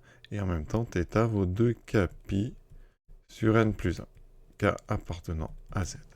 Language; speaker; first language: French; native; French